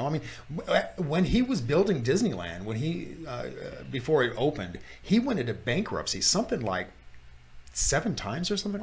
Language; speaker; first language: English; native; English